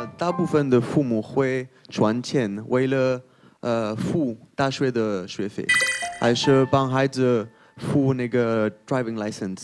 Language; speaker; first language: Chinese; non-native, fluent; French